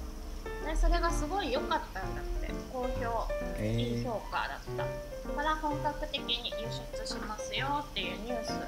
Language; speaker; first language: Japanese; native; Japanese